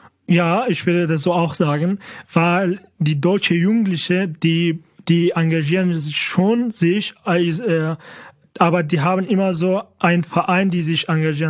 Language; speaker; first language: German; non-native, fluent; Kurdish